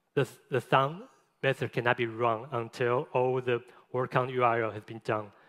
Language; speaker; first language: English; non-native, fluent; Chinese